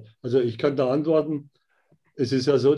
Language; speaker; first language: German; native; German